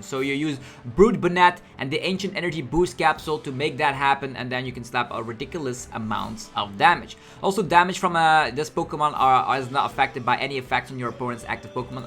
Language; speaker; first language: English; non-native, fluent; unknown